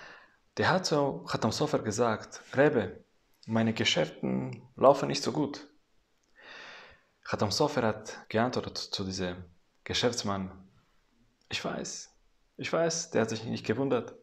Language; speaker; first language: German; non-native, fluent; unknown